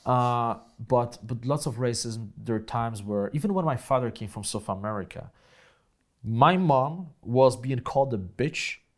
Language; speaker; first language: English; non-native, fluent; Polish